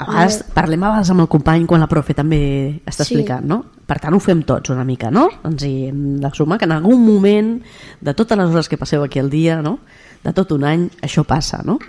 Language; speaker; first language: Catalan; native; Catalan